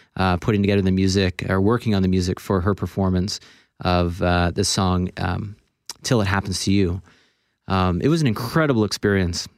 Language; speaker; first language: English; native; English